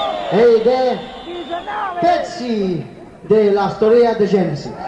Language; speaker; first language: Italian; non-native, learner; English